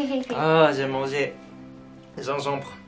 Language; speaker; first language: French; non-native, learner; Korean